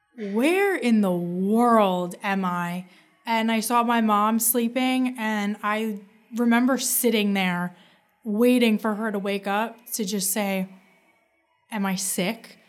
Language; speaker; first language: English; native; English